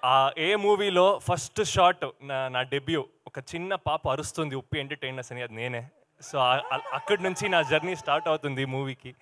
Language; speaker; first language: Telugu; non-native, learner; Kannada